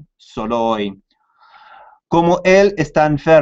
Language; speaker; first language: Spanish; non-native, fluent; English